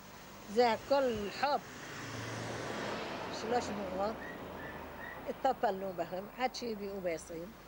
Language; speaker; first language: Hebrew; non-native, fluent; Arabic